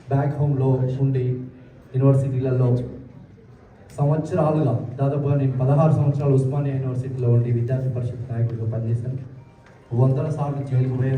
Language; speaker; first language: Telugu; native; Telugu